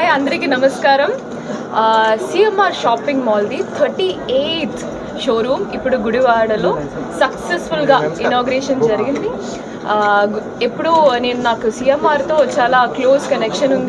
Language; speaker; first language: Telugu; non-native, fluent; Malayalam